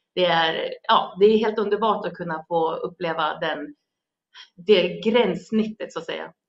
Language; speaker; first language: Swedish; native; Swedish